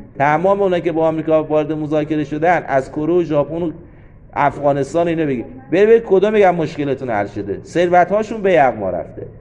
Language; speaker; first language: Persian; native; Persian